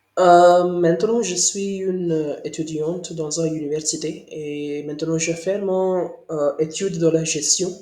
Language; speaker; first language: French; non-native, learner; Hindi